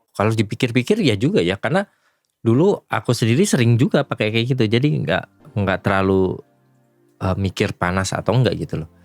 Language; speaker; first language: Indonesian; native; Indonesian